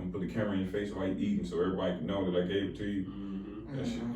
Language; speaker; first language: English; native; English